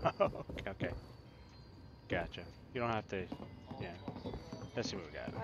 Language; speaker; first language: English; native; English